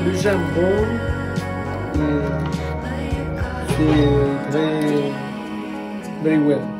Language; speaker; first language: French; non-native, learner; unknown